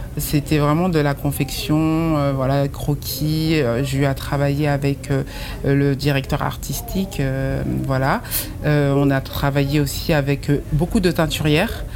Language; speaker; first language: French; non-native, local second language; Fula